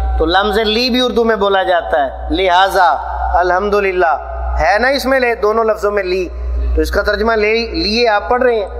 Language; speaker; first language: Urdu; non-native, local second language; Punjabi